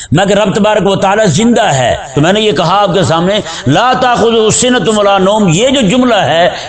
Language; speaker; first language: Urdu; non-native, local second language; Punjabi